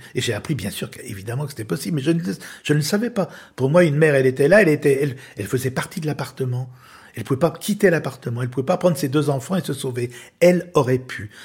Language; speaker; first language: French; native; French